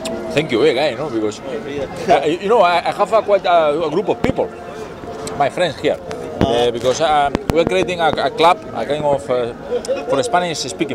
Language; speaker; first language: English; non-native, learner; Spanish